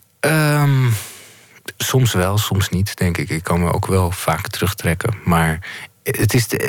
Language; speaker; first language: Dutch; native; Dutch